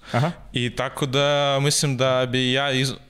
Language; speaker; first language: Serbian; non-native, learner; Russian